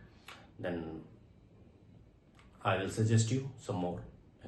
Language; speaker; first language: French; non-native, learner; Hindi